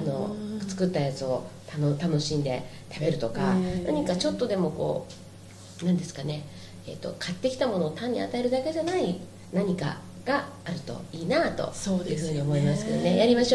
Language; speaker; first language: Japanese; native; Japanese